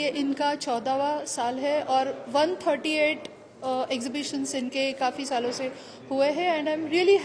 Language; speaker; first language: Hindi; native; Hindi